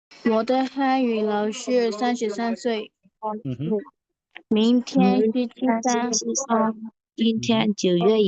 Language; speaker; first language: Chinese; non-native, learner; Burmese